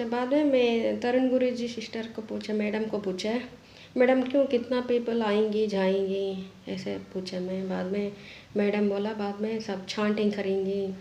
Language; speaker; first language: Hindi; non-native, local second language; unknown